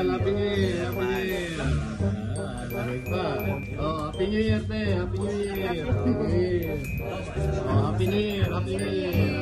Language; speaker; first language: English; non-native, local second language; Filipino